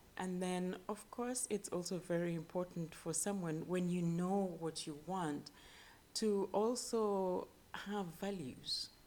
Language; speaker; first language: English; non-native, local second language; Luo (Kenya and Tanzania)